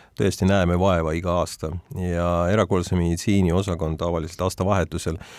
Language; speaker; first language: Estonian; native; Estonian